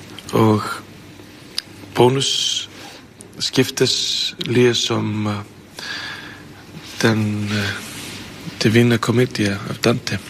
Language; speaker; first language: Danish; non-native, fluent; Icelandic